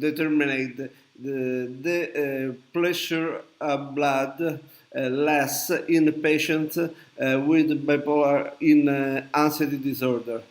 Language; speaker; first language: English; non-native, learner; Italian